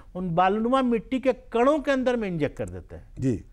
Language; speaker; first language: Hindi; native; Hindi